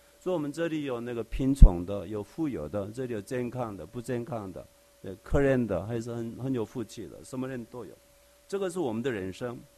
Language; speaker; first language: Chinese; non-native, fluent; Korean